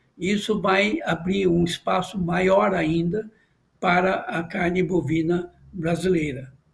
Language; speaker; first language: Portuguese; non-native, fluent; Chinese